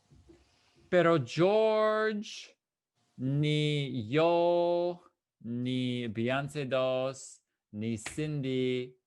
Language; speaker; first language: Spanish; non-native, fluent; English